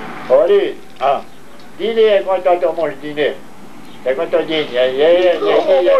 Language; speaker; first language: French; native; French